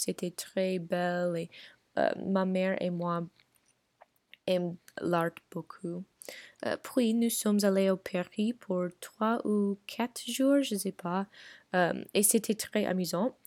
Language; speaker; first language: French; non-native, learner; English